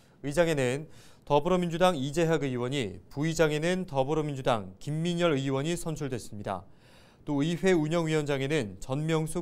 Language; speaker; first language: Korean; native; Korean